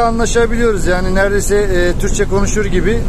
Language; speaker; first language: Turkish; native; Turkish